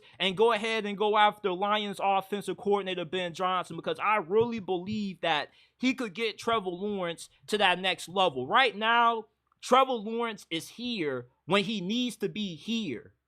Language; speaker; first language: English; native; English